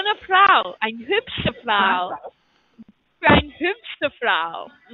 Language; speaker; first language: German; non-native, learner; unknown